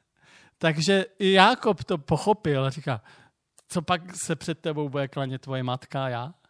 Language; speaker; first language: Czech; native; Czech